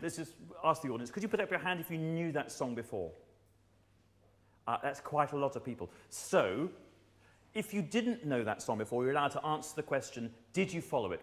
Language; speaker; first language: English; native; English